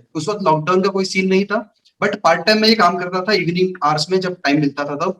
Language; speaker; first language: Hindi; native; Hindi